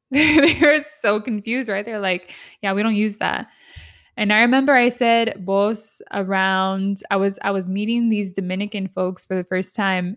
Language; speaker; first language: English; early bilingual, other home language; Spanish